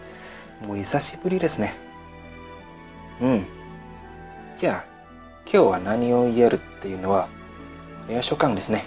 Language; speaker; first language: Japanese; non-native, learner; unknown